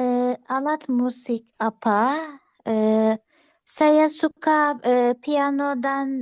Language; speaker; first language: Indonesian; non-native, learner; Turkish